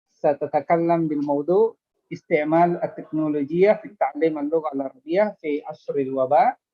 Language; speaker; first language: Arabic; non-native, fluent; Indonesian